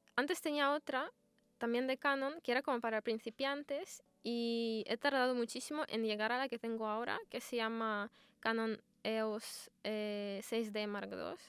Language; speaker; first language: Spanish; non-native, fluent; Russian